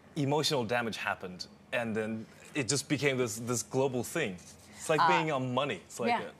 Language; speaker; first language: English; native; English